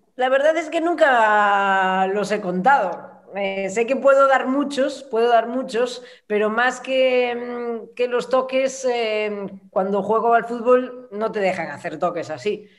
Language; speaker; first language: Spanish; native; Spanish